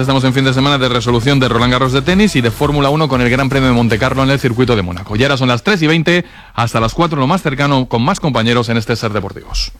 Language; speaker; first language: Spanish; native; Spanish